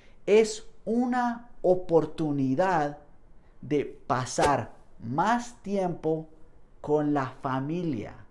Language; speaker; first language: Spanish; non-native, fluent; English